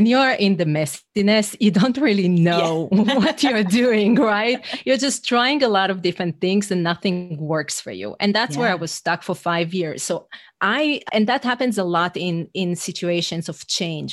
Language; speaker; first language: English; non-native, fluent; Hebrew